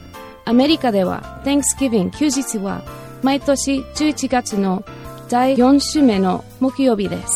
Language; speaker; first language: Japanese; non-native, learner; English